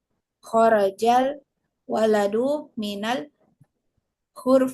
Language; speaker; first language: Arabic; non-native, learner; Indonesian